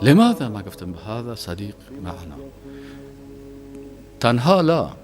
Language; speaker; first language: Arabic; non-native, learner; Persian